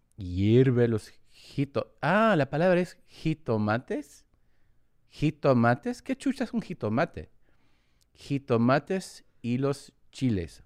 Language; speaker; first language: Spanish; early bilingual, heritage; English